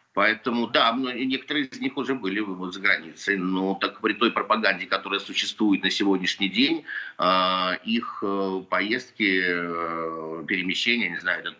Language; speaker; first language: Russian; native; Russian